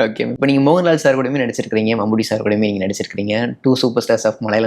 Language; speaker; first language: Tamil; native; Tamil